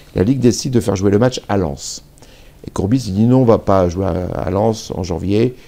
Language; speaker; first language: French; native; French